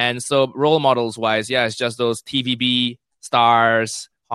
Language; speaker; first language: English; non-native, local second language; Cantonese